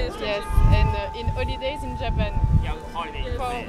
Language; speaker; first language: English; non-native, learner; French